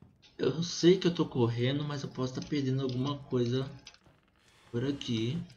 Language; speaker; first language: Portuguese; native; Portuguese